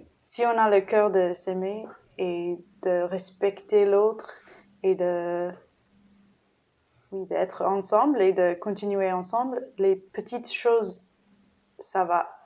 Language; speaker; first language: French; non-native, fluent; English